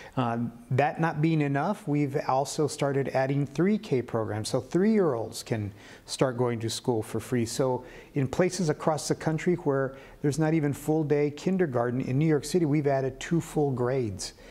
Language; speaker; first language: English; early bilingual, other home language; Spanish